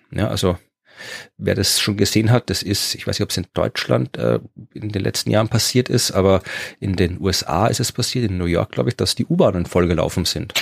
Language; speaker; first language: German; native; German